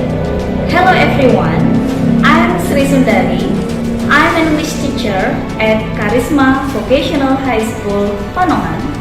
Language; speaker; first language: English; non-native, learner; Indonesian